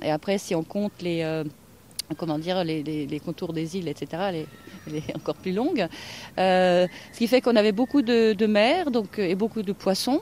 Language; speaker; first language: French; non-native, fluent; Norwegian